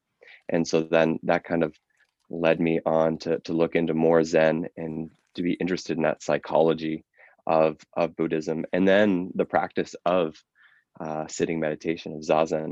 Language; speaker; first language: English; native; English